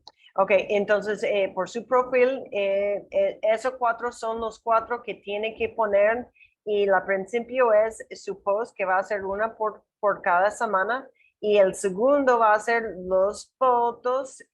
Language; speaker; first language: Spanish; non-native, learner; English